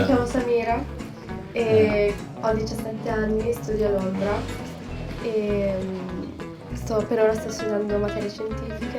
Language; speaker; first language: Italian; early bilingual, other home language; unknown